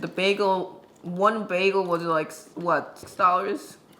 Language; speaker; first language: English; non-native, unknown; Korean